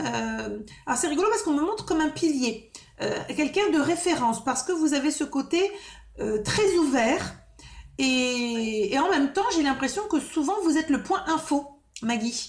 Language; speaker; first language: French; native; French